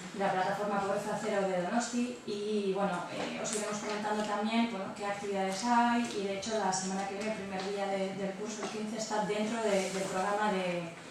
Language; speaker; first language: Spanish; non-native, local second language; Basque